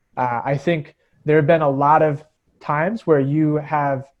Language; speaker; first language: English; native; English